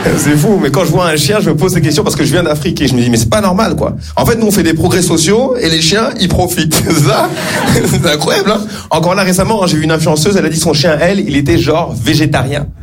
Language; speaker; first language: French; early bilingual, other home language; Kinyarwanda